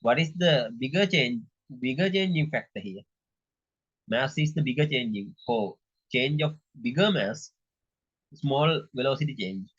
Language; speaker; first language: English; non-native, local second language; Sinhala